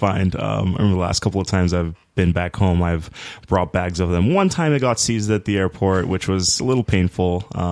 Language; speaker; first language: English; native; English